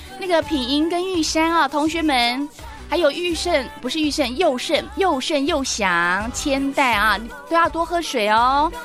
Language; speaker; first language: Chinese; native; Chinese